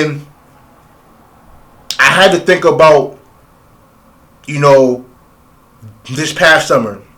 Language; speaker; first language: English; native; English